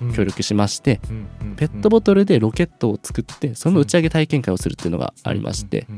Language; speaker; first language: Japanese; native; Japanese